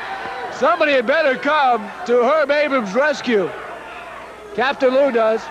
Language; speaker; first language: English; native; English